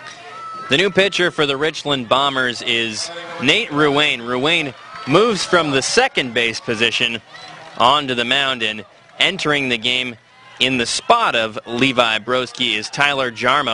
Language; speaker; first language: English; native; English